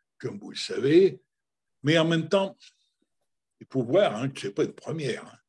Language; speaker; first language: French; native; French